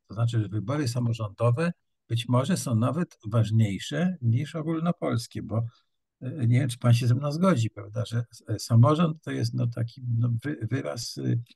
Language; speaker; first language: Polish; native; Polish